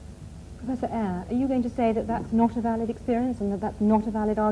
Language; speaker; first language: English; native; English